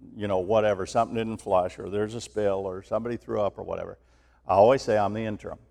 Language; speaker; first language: English; native; English